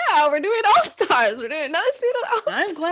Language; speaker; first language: English; native; English